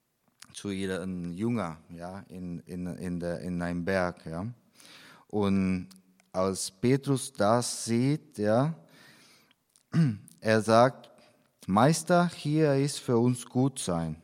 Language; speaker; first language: German; non-native, fluent; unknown